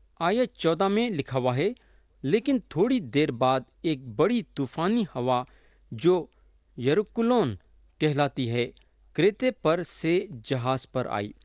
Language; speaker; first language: Urdu; native; Urdu